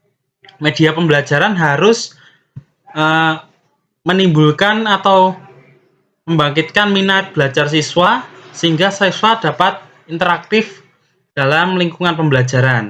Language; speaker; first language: Indonesian; native; Indonesian